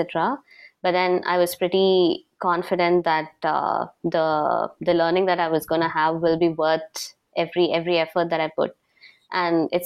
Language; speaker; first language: English; non-native, local second language; Tamil